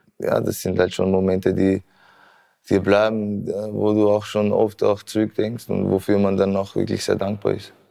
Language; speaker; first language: German; native; German